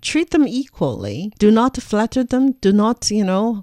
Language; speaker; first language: English; non-native, fluent; Chinese